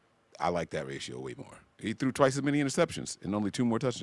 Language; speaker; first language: English; native; English